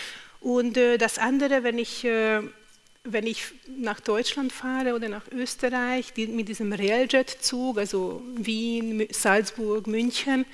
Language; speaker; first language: German; non-native, fluent; Hungarian